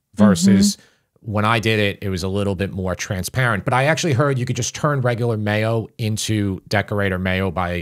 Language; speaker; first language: English; native; English